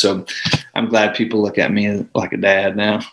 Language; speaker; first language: English; native; English